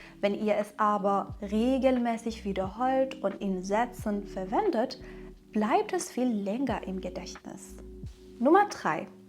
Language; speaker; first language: German; non-native, fluent; Persian